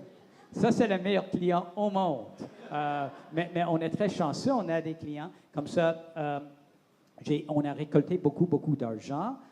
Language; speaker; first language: French; non-native, local second language; English